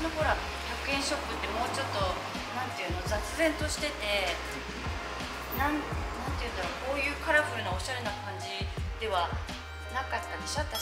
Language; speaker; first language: Japanese; native; Japanese